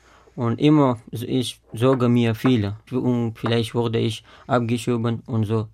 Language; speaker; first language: German; non-native, fluent; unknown